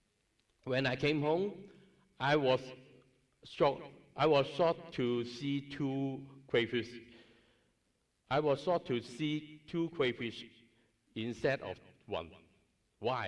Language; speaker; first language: English; non-native, learner; Cantonese